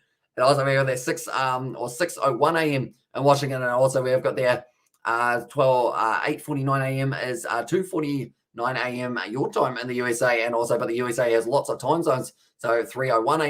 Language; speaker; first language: English; native; English